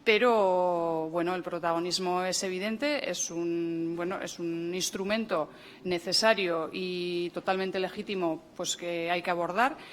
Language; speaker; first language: Spanish; native; Spanish